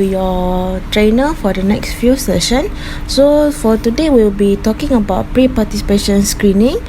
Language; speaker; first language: English; non-native, local second language; Malay